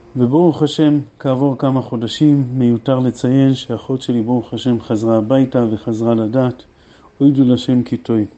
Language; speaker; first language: Hebrew; native; Hebrew